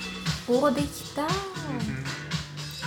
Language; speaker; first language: Japanese; non-native, fluent; Russian